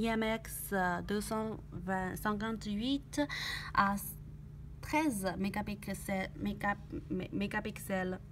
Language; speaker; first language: French; non-native, learner; Chinese